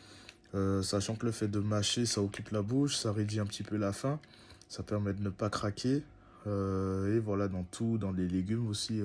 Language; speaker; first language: French; native; French